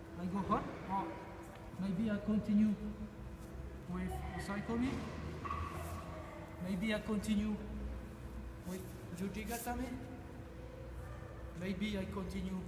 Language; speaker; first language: English; non-native, learner; French